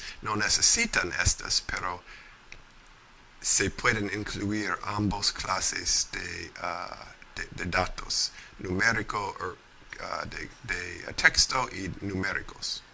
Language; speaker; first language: Spanish; non-native, fluent; English